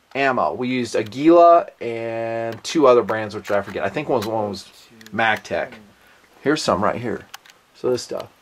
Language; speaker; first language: English; native; English